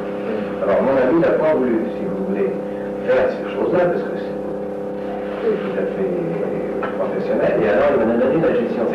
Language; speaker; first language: French; native; French